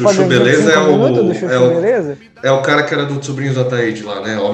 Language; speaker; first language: Portuguese; native; Portuguese